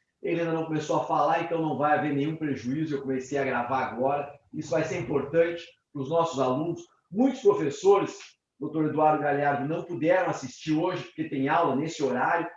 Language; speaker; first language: Portuguese; native; Portuguese